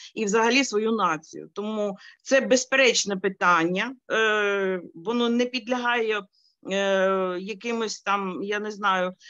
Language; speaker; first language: Ukrainian; non-native, local second language; Bulgarian